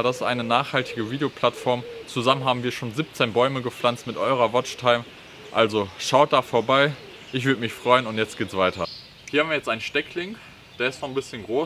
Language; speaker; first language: German; native; German